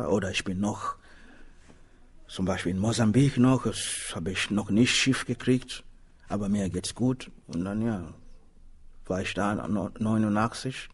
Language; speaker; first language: German; non-native, learner; Swahili